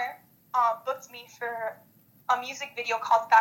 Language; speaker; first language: English; native; English